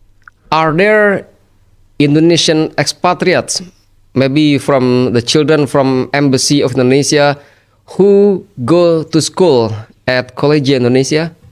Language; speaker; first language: English; non-native, fluent; Indonesian